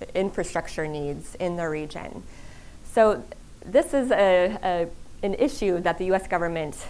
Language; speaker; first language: English; native; English